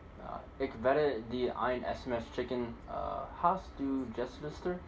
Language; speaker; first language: German; non-native, learner; English